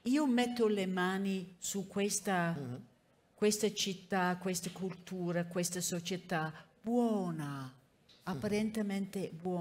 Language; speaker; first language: Italian; non-native, fluent; English